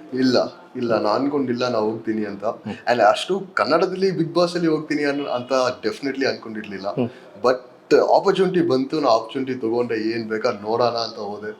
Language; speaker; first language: Kannada; non-native, local second language; English